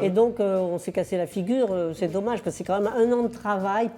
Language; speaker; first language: French; native; French